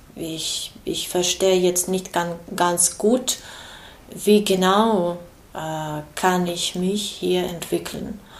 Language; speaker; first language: German; non-native, learner; Ukrainian